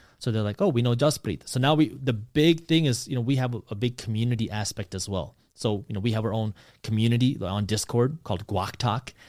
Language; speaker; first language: English; early bilingual, other home language; Punjabi